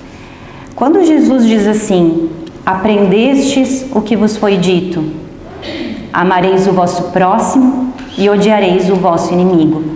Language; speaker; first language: Portuguese; native; Portuguese